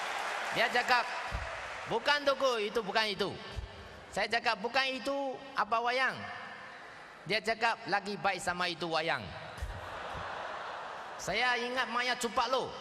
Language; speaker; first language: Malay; non-native, local second language; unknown